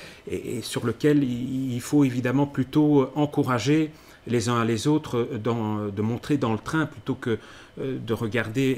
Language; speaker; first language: French; native; French